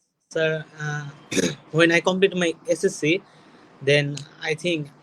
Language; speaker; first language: English; non-native, learner; Bangla